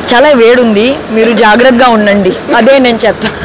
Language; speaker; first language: Telugu; non-native, learner; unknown